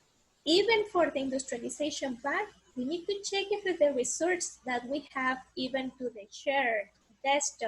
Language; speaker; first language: English; non-native, learner; Spanish